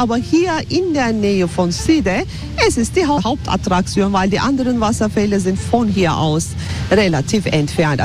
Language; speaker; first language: German; non-native, fluent; Turkish